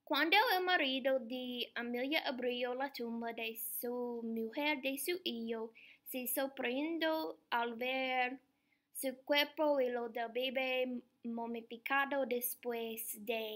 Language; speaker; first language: Spanish; non-native, learner; English